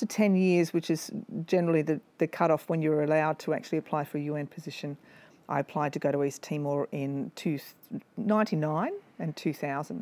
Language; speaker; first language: English; native; English